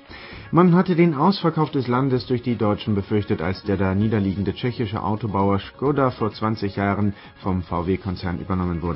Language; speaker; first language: German; native; German